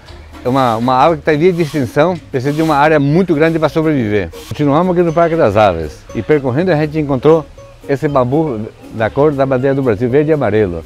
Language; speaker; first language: Portuguese; native; Portuguese